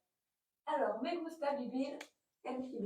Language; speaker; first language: Spanish; non-native, learner; French